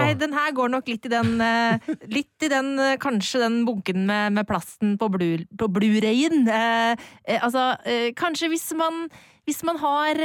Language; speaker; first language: Norwegian; native; Norwegian